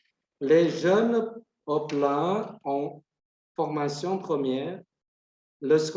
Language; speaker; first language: French; non-native, fluent; Vietnamese